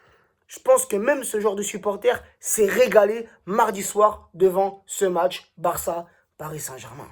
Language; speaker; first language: French; native; French